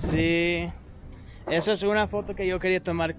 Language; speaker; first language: Spanish; non-native, learner; English